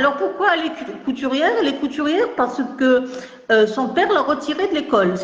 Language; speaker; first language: French; non-native, local second language; Kabyle